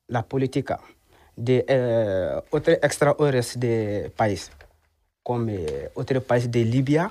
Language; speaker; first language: Spanish; non-native, learner; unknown